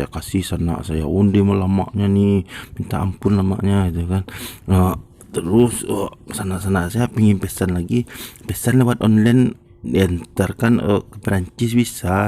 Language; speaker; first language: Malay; non-native, local second language; Minangkabau